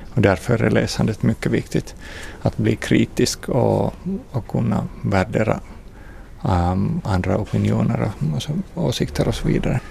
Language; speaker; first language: Swedish; non-native, fluent; Finnish